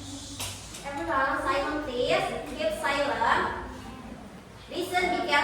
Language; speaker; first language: English; non-native, learner; Indonesian